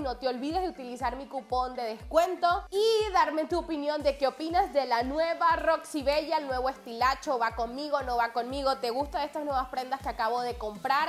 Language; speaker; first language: Spanish; native; Spanish